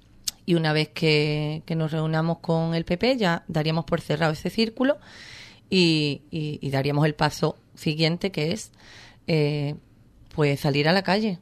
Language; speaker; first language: Spanish; native; Spanish